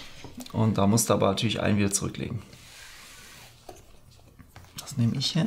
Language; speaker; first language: German; native; German